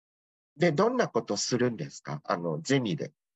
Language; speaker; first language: Japanese; non-native, fluent; Thai